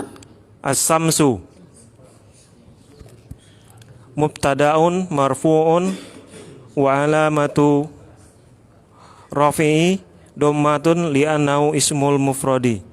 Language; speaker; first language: Arabic; non-native, learner; Indonesian